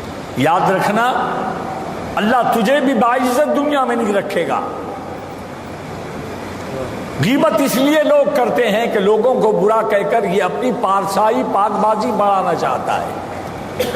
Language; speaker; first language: Urdu; native; Urdu